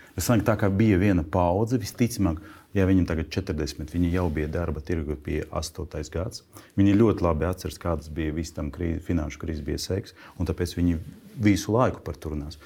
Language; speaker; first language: Latvian; non-native, local second language; Russian